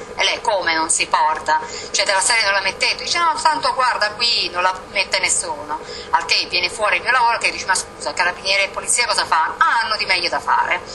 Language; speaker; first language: Italian; early bilingual, heritage; Italian